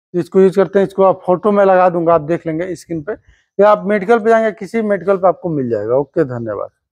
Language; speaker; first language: Hindi; native; Hindi